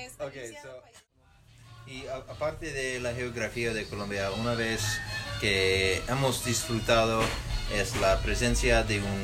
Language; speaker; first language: Spanish; non-native, learner; English